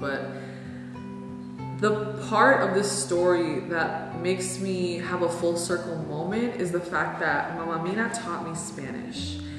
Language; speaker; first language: English; early bilingual, other home language; Spanish